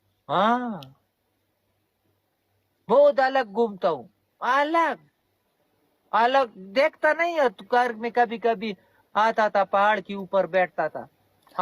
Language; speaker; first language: Hindi; non-native, fluent; Pashto